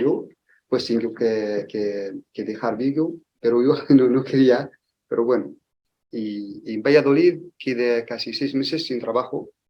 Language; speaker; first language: Spanish; non-native, learner; Arabic